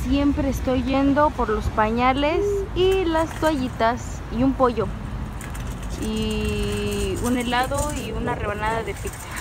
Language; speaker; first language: Spanish; native; Spanish